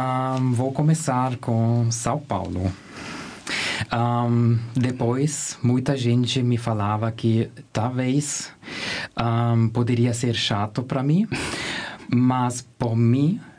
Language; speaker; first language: Portuguese; non-native, learner; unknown